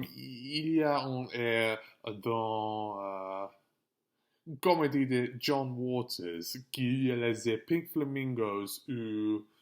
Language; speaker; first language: French; non-native, learner; English